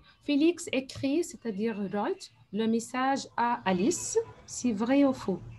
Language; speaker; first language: French; non-native, fluent; Arabic